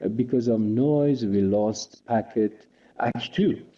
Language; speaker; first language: English; non-native, fluent; Persian